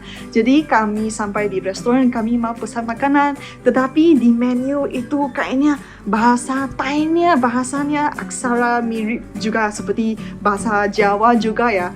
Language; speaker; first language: Indonesian; non-native, fluent; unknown